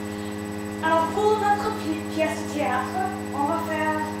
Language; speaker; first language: French; non-native, learner; English